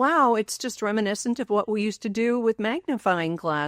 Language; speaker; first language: English; native; English